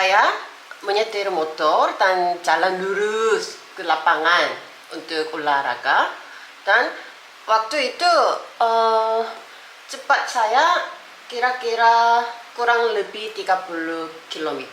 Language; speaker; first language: Indonesian; non-native, learner; Korean